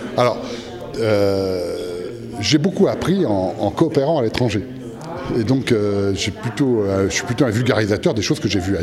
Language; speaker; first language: French; native; French